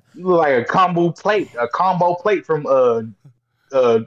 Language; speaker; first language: English; native; English